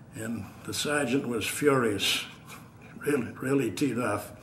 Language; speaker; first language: English; native; English